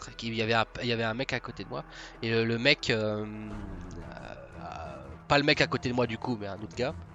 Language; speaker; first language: French; native; French